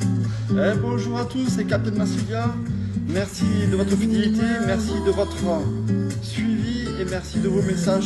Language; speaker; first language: French; native; French